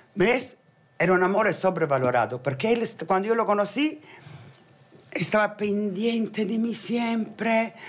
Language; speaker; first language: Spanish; non-native, fluent; Italian